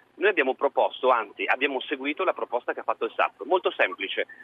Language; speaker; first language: Italian; native; Italian